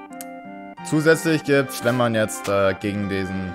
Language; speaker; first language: German; native; German